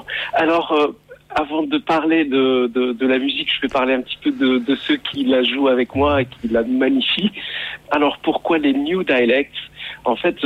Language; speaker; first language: French; non-native, local second language; Arabic